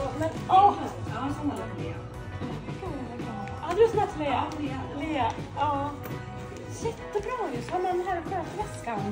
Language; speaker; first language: Swedish; early bilingual, other home language; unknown